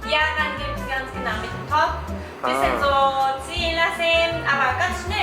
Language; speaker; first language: German; non-native, learner; Japanese